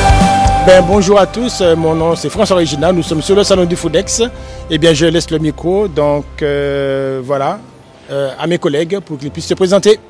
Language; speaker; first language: French; native; French